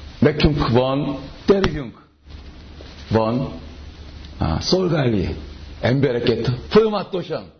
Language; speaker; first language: Hungarian; non-native, learner; Korean